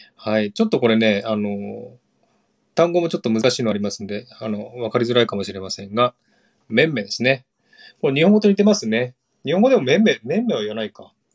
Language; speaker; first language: Japanese; non-native, fluent; Korean